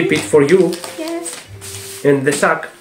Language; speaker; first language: English; non-native, learner; Greek